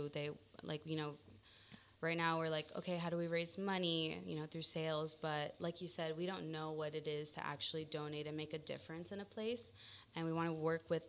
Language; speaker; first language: English; early bilingual, other home language; Spanish